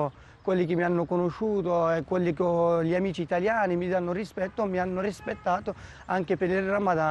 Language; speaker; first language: Italian; non-native, learner; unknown